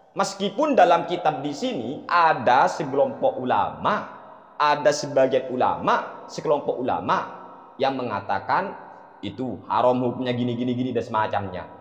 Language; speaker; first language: Indonesian; non-native, local second language; Madurese